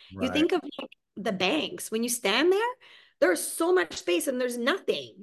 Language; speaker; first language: English; early bilingual, other home language; Hungarian